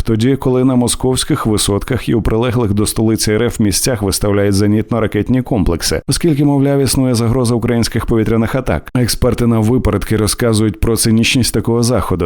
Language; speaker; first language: Ukrainian; native; Ukrainian